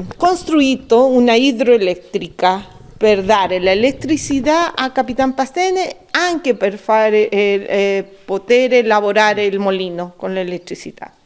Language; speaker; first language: Italian; early bilingual, heritage; Spanish